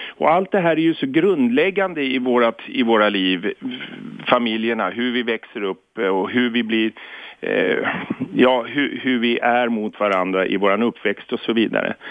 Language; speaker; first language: Swedish; native; Swedish